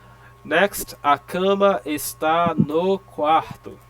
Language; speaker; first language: Portuguese; non-native, fluent; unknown